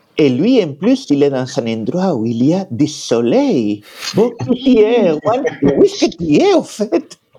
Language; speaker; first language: French; non-native, fluent; Spanish